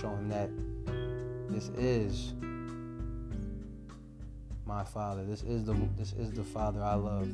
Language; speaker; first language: English; native; English